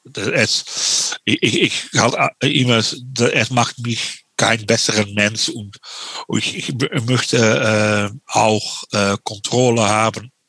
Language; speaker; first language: German; non-native, learner; Dutch